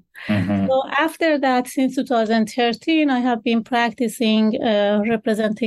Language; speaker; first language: English; non-native, fluent; Persian